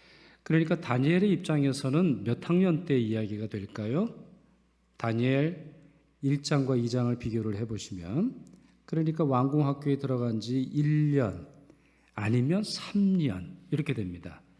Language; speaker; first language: Korean; native; Korean